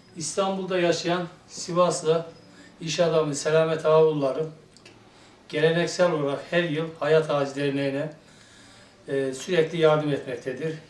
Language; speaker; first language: Turkish; native; Turkish